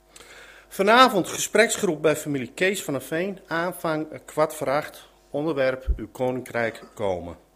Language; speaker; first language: Dutch; native; Dutch